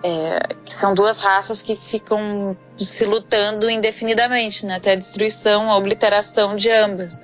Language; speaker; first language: Portuguese; native; Portuguese